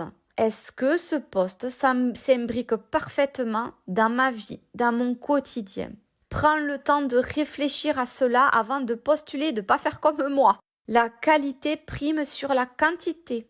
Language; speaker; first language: French; native; French